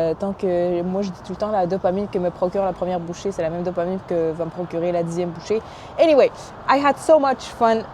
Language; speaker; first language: French; non-native, local second language; Arabic